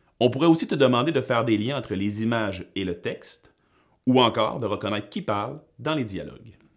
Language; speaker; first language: French; native; French